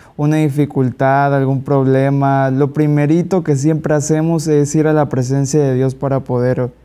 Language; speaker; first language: Spanish; native; Spanish